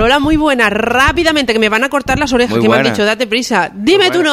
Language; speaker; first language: Spanish; native; Spanish